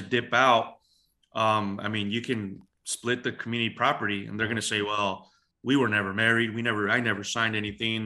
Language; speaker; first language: English; native; English